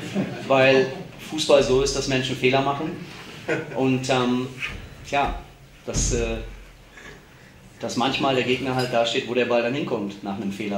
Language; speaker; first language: German; native; German